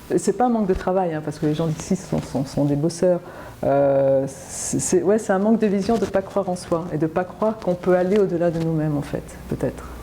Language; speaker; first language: French; native; French